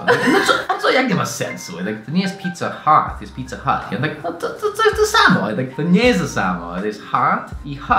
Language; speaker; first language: Polish; non-native, fluent; English